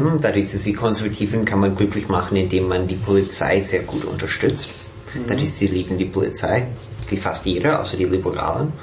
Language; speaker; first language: German; non-native, fluent; English